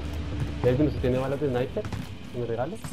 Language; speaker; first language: Spanish; native; Spanish